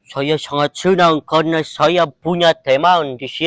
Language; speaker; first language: Indonesian; non-native, learner; Portuguese